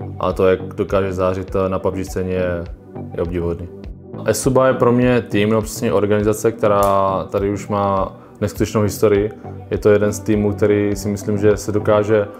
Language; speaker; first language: Czech; native; Czech